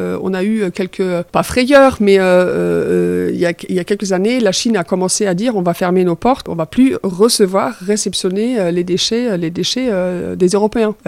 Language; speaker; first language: French; non-native, fluent; German